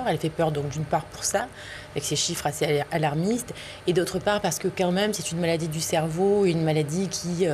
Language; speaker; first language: French; native; French